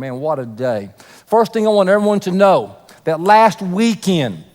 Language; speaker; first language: English; native; English